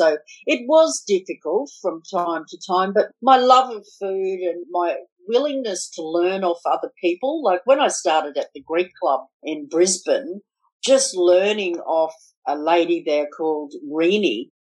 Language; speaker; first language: English; native; English